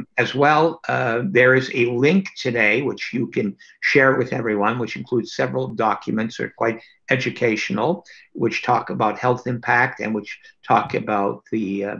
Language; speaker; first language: English; native; English